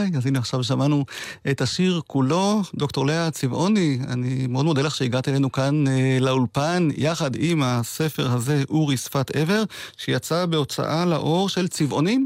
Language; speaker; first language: Hebrew; native; Hebrew